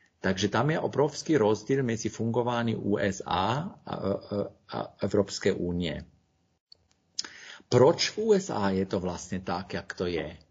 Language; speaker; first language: Czech; non-native, fluent; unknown